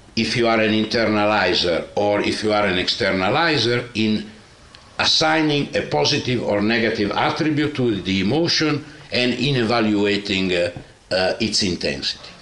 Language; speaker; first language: English; non-native, fluent; Italian